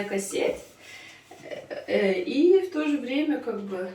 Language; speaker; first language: Russian; non-native, fluent; Ukrainian